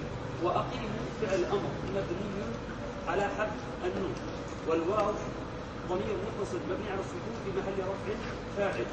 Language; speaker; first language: Arabic; non-native, learner; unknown